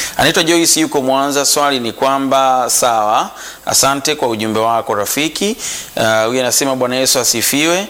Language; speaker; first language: Swahili; non-native, local second language; Sukuma